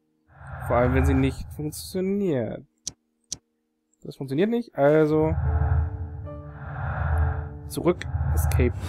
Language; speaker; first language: German; native; German